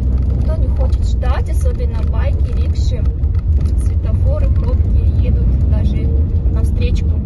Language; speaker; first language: Russian; native; Russian